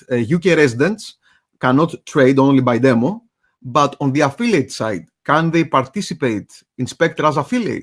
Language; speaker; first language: English; non-native, fluent; Greek